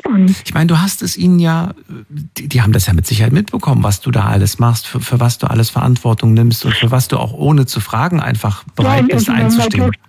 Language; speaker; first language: German; native; German